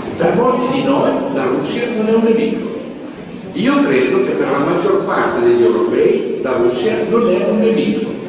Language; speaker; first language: Italian; native; Italian